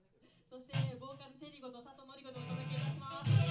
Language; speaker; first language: Japanese; native; Japanese